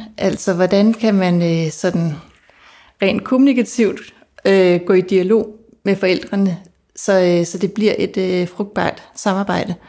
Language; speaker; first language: Danish; native; Danish